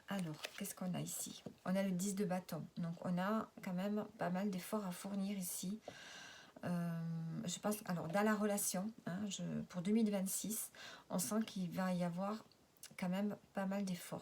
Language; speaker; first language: French; native; French